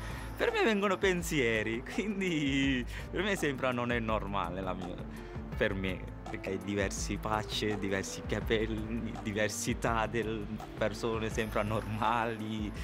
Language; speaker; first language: Italian; non-native, learner; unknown